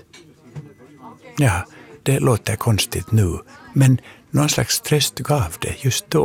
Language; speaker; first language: Swedish; native; Swedish